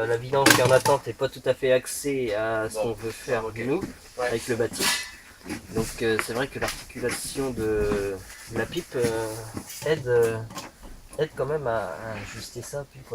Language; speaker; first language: French; native; French